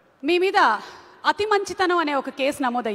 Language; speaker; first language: Telugu; native; Telugu